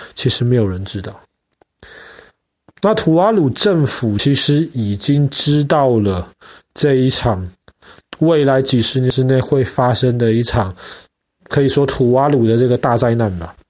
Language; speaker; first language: Chinese; native; Chinese